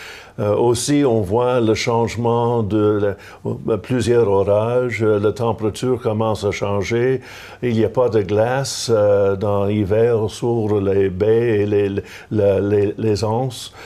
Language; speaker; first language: French; non-native, local second language; English